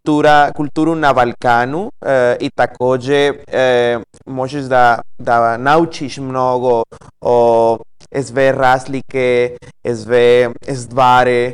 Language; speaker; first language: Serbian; non-native, learner; Spanish